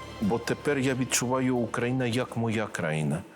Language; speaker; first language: Ukrainian; non-native, learner; Spanish